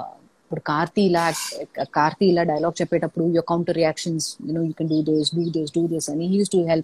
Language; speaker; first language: Telugu; non-native, fluent; Malayalam